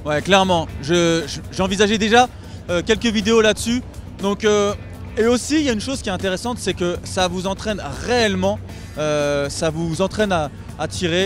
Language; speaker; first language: French; native; French